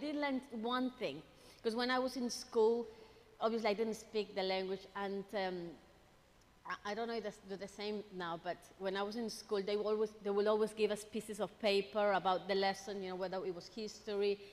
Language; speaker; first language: English; non-native, fluent; Spanish